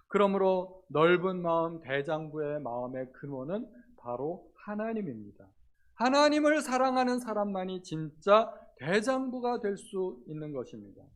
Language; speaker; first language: Korean; native; Korean